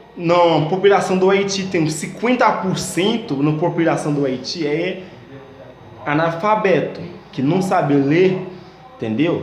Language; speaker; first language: Portuguese; non-native, learner; Haitian Creole